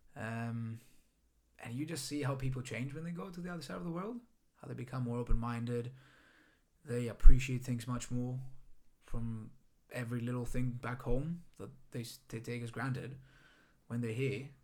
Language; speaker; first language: English; non-native, fluent; Greek